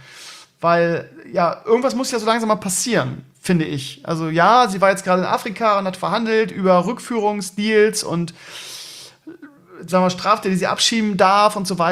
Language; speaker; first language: German; native; German